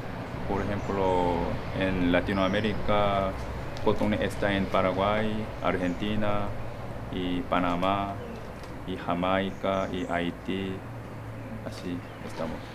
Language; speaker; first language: Spanish; non-native, fluent; Korean